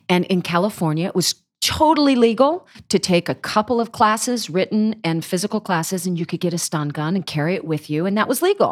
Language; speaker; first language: English; native; English